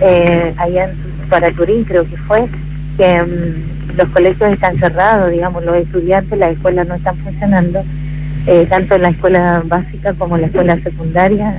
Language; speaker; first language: Spanish; native; Spanish